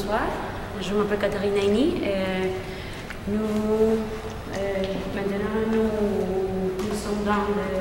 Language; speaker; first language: French; non-native, learner; Spanish